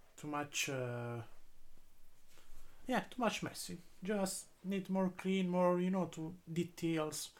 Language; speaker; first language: English; non-native, learner; Italian